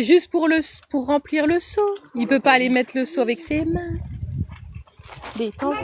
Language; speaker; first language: French; native; French